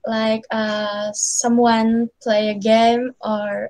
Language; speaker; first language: English; non-native, learner; Indonesian